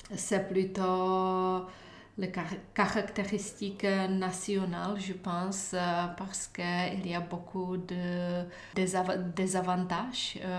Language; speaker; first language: French; non-native, learner; Czech